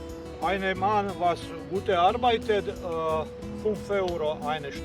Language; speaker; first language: German; non-native, learner; Croatian